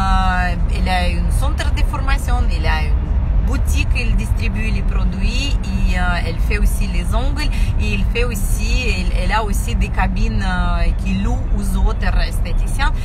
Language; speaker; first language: French; non-native, fluent; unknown